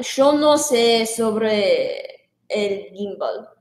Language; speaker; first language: Spanish; non-native, learner; English